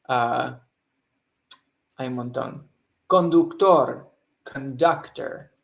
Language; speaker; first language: Spanish; non-native, fluent; English